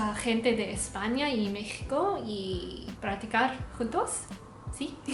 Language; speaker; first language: Spanish; non-native, learner; English